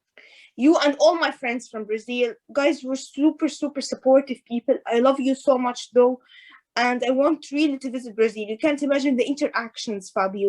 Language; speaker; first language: English; non-native, fluent; Arabic